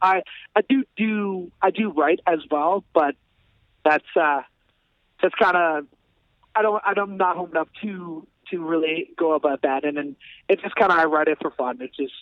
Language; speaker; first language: English; native; English